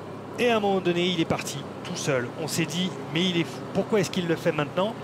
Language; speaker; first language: French; native; French